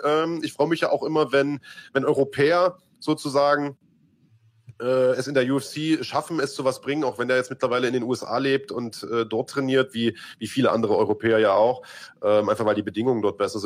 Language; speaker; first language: German; native; German